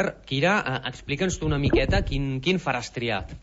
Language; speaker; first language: Catalan; native; Catalan